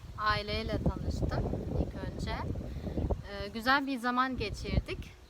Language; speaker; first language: Turkish; non-native, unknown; Arabic